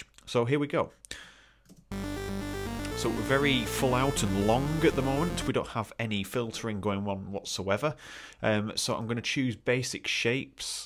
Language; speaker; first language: English; native; English